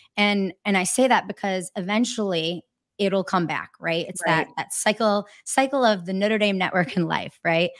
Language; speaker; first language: English; native; English